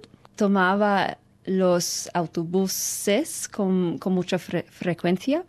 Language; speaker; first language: Spanish; non-native, fluent; English